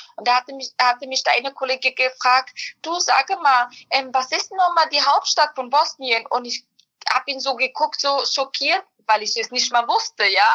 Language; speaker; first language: German; early bilingual, other home language; Bosnian